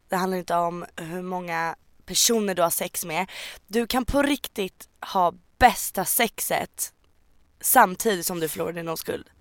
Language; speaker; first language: Swedish; native; Swedish